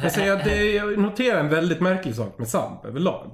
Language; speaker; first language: Swedish; native; Swedish